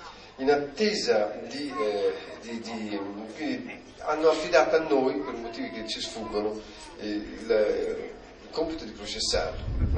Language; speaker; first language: Italian; native; Italian